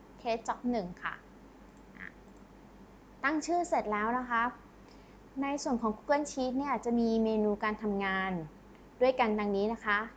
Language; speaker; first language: Thai; native; Thai